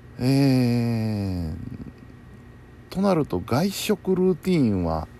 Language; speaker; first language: Japanese; native; Japanese